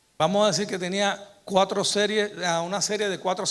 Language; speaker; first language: Spanish; native; Spanish